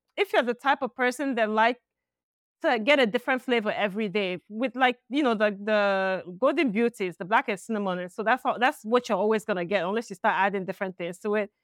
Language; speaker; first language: English; non-native, local second language; Igbo